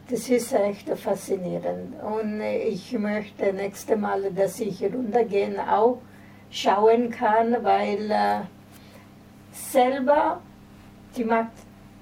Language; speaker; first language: German; non-native, learner; Italian